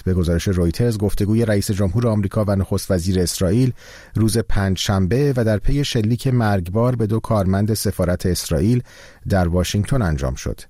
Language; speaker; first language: Persian; native; Persian